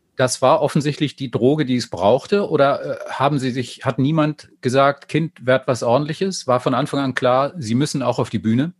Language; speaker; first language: German; native; German